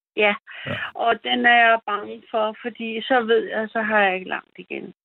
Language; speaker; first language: Danish; early bilingual, other home language; German